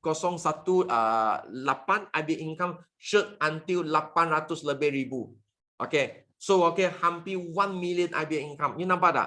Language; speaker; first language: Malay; non-native, local second language; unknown